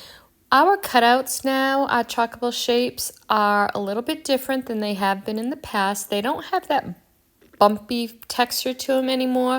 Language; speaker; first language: English; native; English